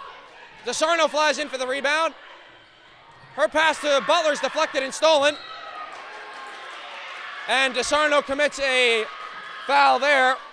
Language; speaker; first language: English; native; English